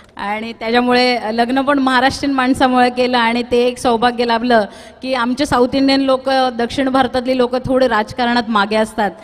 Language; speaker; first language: Marathi; non-native, local second language; Tulu